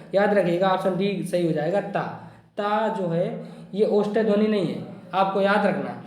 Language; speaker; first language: Hindi; native; Hindi